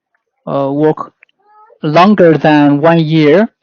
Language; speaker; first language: English; non-native, learner; Chinese